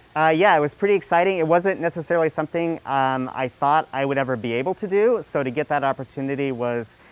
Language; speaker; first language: English; native; English